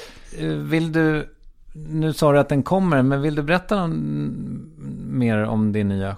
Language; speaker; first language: Swedish; native; Swedish